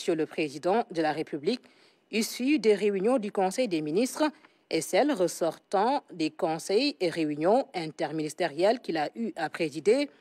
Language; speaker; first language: French; non-native, local second language; Wolof